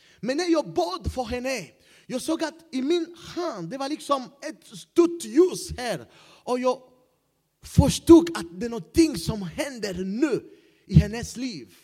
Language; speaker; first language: Swedish; non-native, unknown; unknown